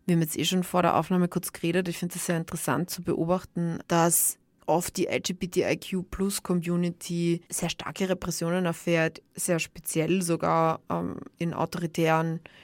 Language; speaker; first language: German; native; German